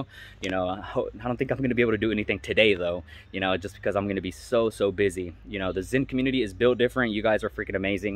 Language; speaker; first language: English; native; English